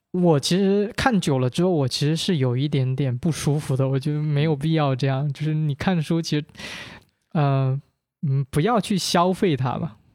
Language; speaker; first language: Chinese; non-native, local second language; Min Nan Chinese